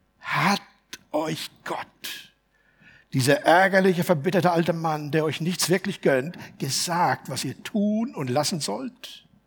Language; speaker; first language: German; native; German